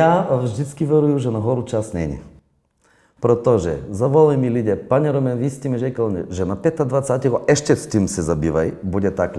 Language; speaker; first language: Czech; non-native, fluent; Bulgarian